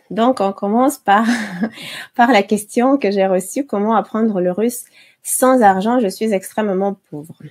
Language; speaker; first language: French; non-native, fluent; Russian